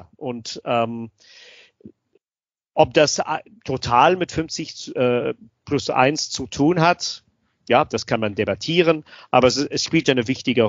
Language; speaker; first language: German; non-native, fluent; English